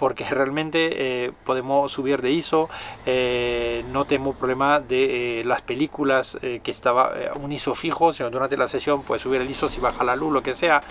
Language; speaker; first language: Spanish; non-native, fluent; French